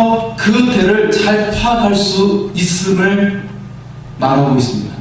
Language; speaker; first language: Korean; native; Korean